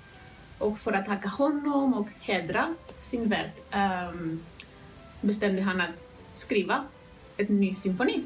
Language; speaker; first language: Swedish; non-native, fluent; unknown